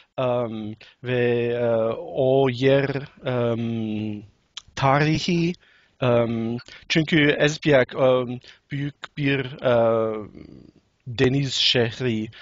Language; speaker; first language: Turkish; non-native, learner; English